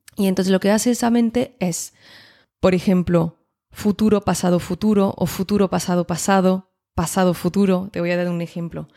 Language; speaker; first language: Spanish; non-native, fluent; French